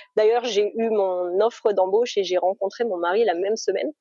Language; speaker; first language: French; native; French